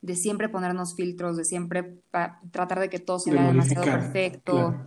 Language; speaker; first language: Spanish; native; Spanish